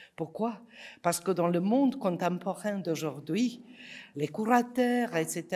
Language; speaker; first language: French; non-native, fluent; Serbian